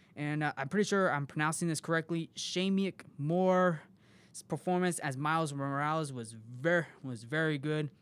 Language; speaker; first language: English; native; English